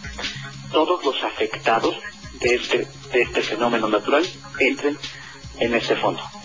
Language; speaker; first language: Spanish; native; Spanish